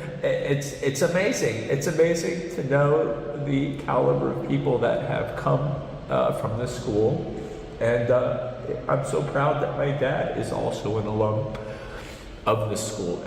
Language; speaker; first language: English; native; English